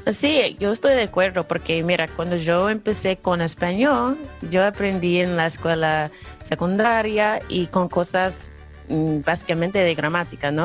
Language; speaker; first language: Spanish; non-native, fluent; English